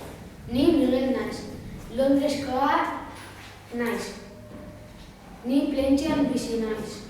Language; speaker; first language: Basque; non-native, learner; Spanish